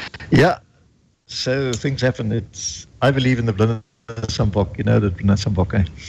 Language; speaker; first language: English; non-native, local second language; Afrikaans